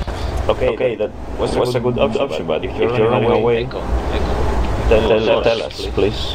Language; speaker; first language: English; non-native, learner; Spanish